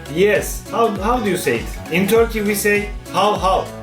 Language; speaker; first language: English; non-native, fluent; Turkish